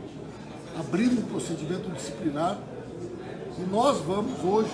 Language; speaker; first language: Portuguese; native; Portuguese